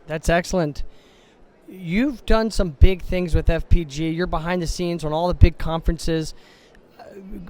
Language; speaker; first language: English; native; English